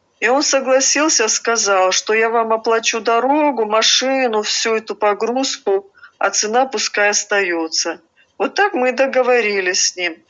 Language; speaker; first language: Russian; native; Russian